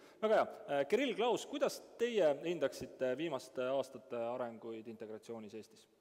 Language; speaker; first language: Estonian; native; Estonian